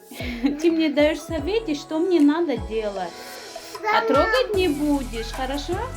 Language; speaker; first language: Russian; non-native, fluent; Tajik